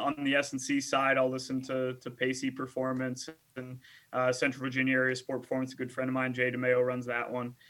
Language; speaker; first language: English; native; English